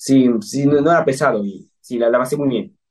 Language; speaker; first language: Spanish; early bilingual, heritage; Spanish